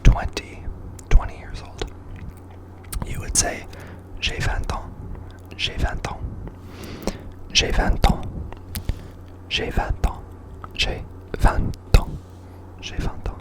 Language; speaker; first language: French; non-native, learner; English